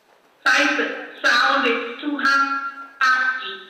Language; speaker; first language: English; non-native, learner; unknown